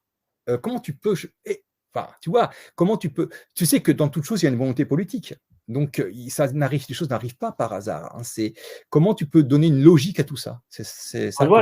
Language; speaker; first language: French; native; French